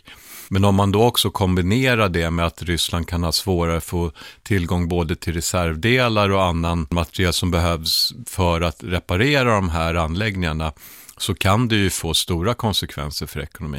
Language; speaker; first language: Swedish; native; Swedish